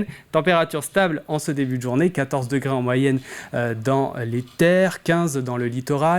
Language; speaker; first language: French; native; French